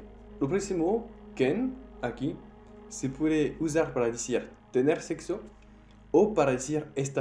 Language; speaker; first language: Spanish; non-native, fluent; French